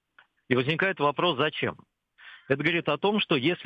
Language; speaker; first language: Russian; native; Russian